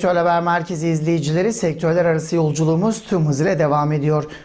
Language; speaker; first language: Turkish; native; Turkish